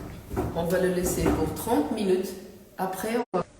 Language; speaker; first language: French; non-native, local second language; Arabic